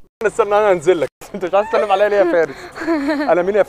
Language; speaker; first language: Arabic; native; Arabic